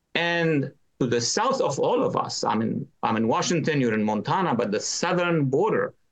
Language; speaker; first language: English; non-native, fluent; Arabic